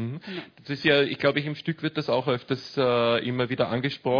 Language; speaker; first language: German; native; German